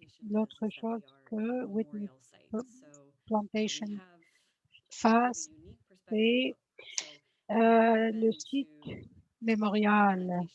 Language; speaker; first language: French; non-native, fluent; English